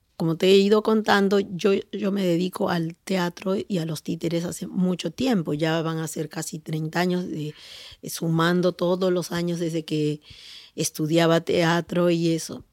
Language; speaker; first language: Spanish; native; Spanish